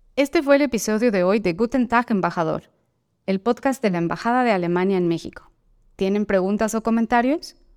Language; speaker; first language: Spanish; native; Spanish